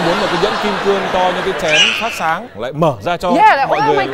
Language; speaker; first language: Vietnamese; native; Vietnamese